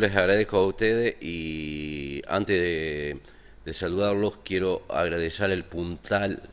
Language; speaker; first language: Spanish; native; Spanish